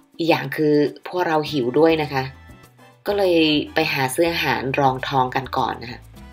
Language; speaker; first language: Thai; native; Thai